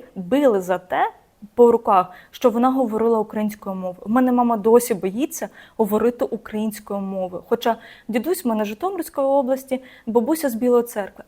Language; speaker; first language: Ukrainian; non-native, local second language; Russian